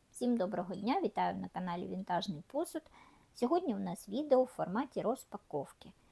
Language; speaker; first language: Ukrainian; non-native, local second language; Russian